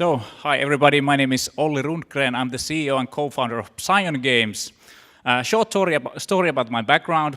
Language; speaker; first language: English; non-native, fluent; Finnish